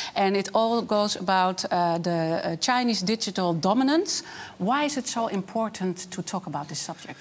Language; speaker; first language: English; non-native, fluent; Dutch